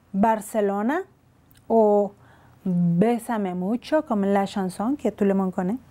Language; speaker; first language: French; non-native, fluent; Spanish